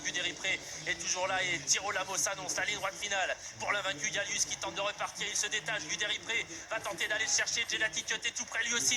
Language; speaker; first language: French; native; French